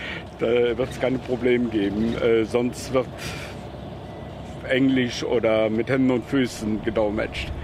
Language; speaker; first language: German; native; German